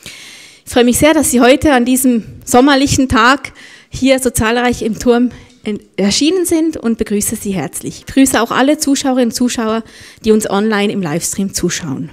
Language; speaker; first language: German; native; German